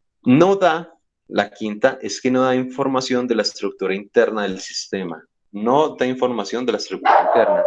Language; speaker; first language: Spanish; native; Spanish